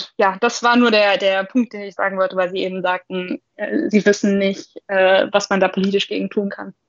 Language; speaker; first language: German; native; German